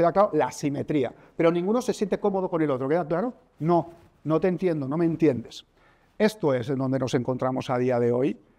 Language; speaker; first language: Spanish; native; Spanish